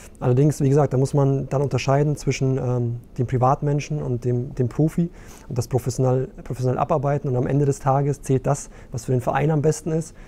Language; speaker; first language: German; early bilingual, other home language; Romanian